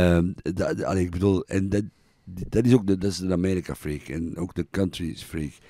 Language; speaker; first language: Dutch; native; Dutch